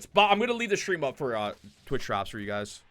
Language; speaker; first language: English; native; English